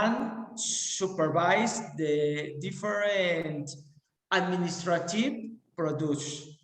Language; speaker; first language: English; non-native, learner; Spanish